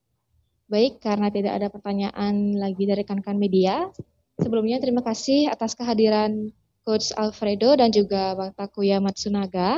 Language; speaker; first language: Indonesian; native; Indonesian